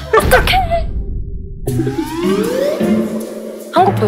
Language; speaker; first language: Japanese; non-native, learner; Korean